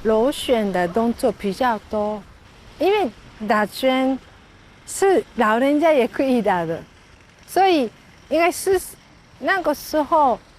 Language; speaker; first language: Chinese; non-native, fluent; Japanese